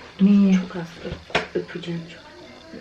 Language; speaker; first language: Turkish; native; Turkish